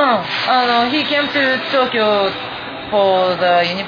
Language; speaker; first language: English; non-native, fluent; Japanese